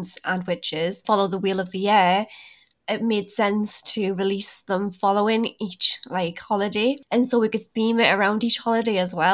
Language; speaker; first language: English; native; English